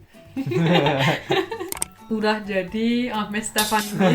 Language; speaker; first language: Indonesian; non-native, fluent; Turkish